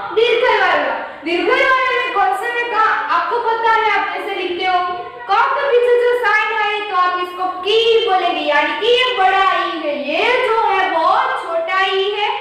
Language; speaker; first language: Hindi; non-native, local second language; Gujarati